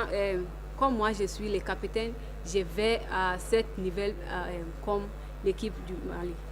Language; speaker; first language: French; non-native, learner; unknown